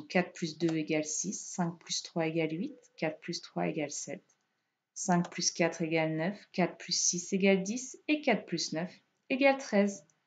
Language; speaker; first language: French; native; French